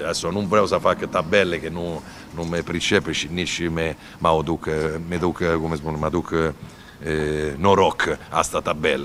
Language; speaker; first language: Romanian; non-native, fluent; Italian